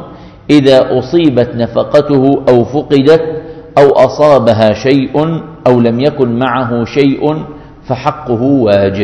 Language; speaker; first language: Arabic; native; Arabic